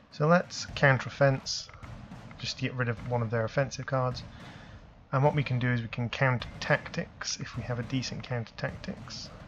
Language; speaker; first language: English; native; English